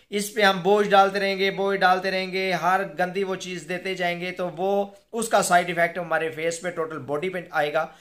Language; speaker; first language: Urdu; non-native, local second language; Punjabi